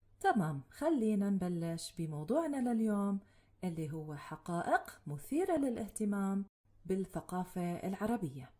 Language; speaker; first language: Arabic; native; Arabic